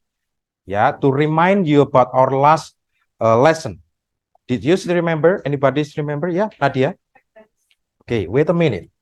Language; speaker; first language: English; non-native, fluent; Indonesian